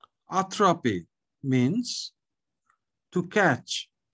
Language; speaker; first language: English; non-native, local second language; Bangla